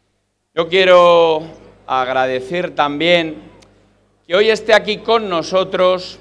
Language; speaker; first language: Spanish; native; Spanish